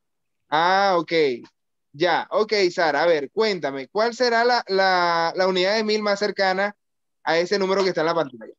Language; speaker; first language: Spanish; native; Spanish